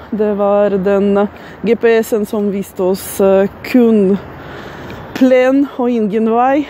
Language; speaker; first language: Norwegian; non-native, learner; Russian